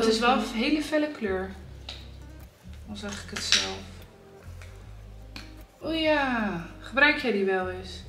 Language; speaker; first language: Dutch; native; Dutch